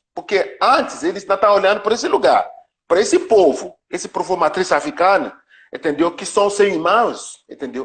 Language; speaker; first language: Portuguese; non-native, learner; Yoruba